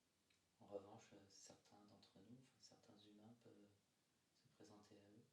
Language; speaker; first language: French; native; French